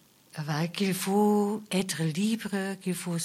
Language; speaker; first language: French; non-native, local second language; Dutch